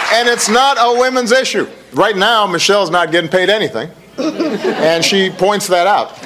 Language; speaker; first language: English; native; English